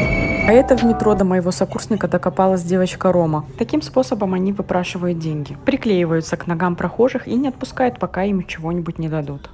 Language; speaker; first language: Russian; native; Russian